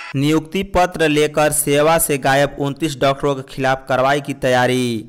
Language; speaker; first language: Hindi; native; Hindi